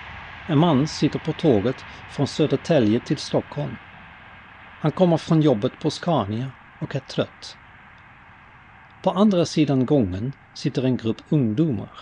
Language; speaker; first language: Swedish; native; Swedish